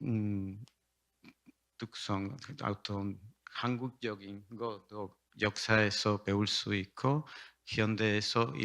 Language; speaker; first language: Korean; non-native, learner; Spanish